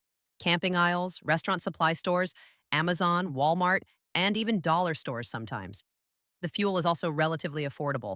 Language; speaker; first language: English; native; English